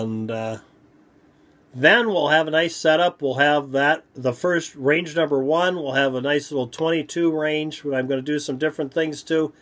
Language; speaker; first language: English; native; English